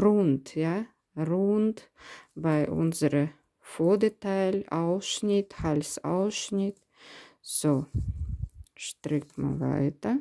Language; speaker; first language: German; non-native, fluent; Russian